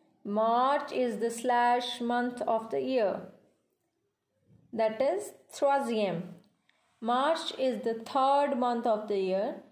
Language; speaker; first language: English; non-native, local second language; Punjabi